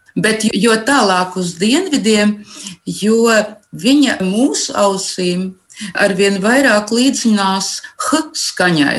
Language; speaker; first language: Latvian; native; Latvian